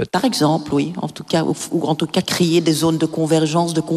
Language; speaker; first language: French; native; French